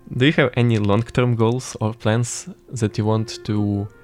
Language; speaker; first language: English; non-native, fluent; Ukrainian